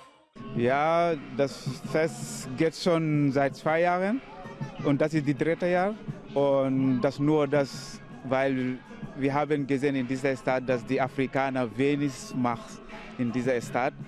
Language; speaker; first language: German; non-native, learner; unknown